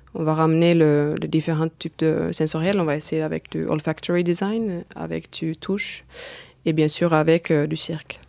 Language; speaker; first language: French; non-native, fluent; Finnish